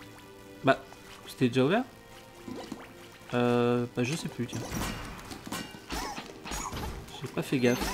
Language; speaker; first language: French; native; French